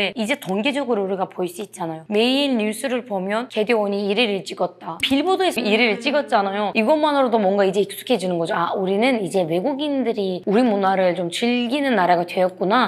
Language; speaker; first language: Korean; non-native, fluent; Turkish